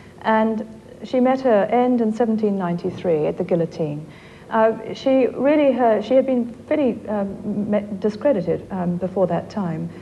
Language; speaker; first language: English; native; English